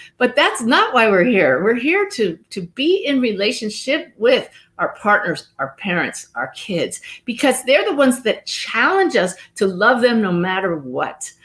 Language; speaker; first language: English; native; English